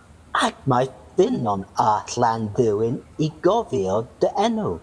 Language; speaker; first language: Welsh; non-native, learner; English